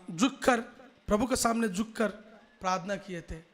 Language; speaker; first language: Hindi; non-native, local second language; Telugu